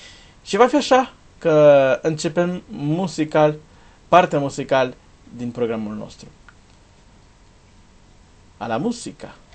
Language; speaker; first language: Romanian; non-native, learner; Portuguese